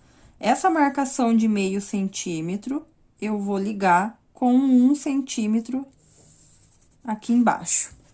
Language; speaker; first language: Portuguese; native; Portuguese